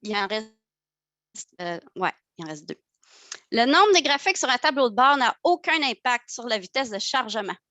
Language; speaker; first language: French; native; French